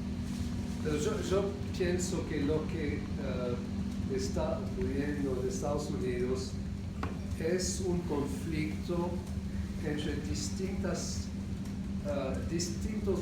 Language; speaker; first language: Spanish; non-native, fluent; English